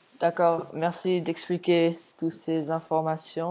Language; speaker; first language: French; non-native, fluent; English